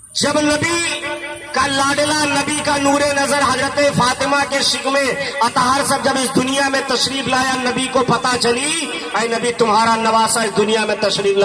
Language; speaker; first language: Urdu; native; Urdu